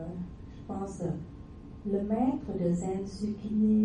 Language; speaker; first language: French; non-native, learner; Vietnamese